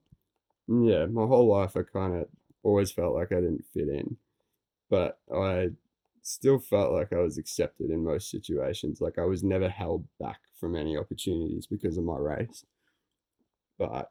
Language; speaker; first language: English; native; English